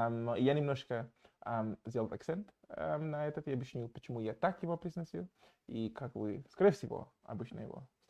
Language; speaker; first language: Russian; non-native, fluent; English